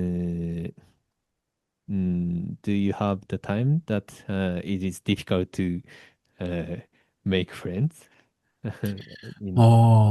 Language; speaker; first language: English; non-native, learner; Japanese